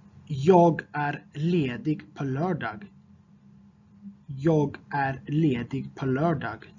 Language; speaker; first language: Swedish; non-native, fluent; Tigrinya